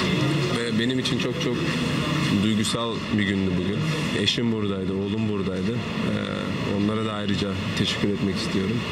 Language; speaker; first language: Turkish; early bilingual, heritage; Turkish